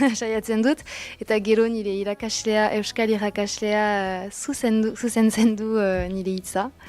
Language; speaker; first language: Basque; non-native, local second language; French